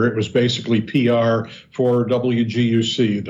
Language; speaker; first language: English; native; English